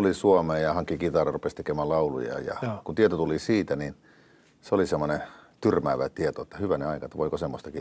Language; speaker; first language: Finnish; native; Finnish